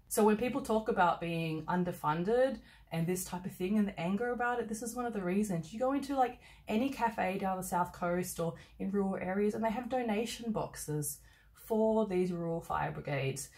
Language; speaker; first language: English; native; English